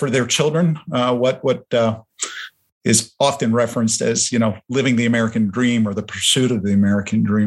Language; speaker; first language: English; early bilingual, other home language; German